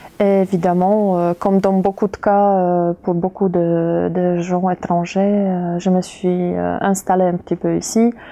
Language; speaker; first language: French; non-native, fluent; Polish